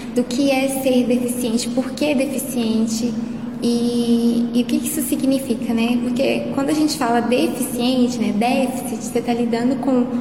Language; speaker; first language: Portuguese; native; Portuguese